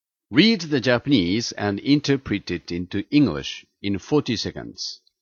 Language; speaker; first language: English; non-native, fluent; Japanese